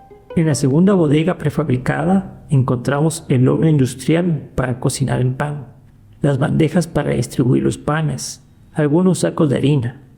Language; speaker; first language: Spanish; native; Spanish